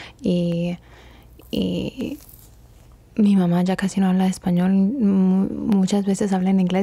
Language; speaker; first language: Spanish; early bilingual, heritage; Spanish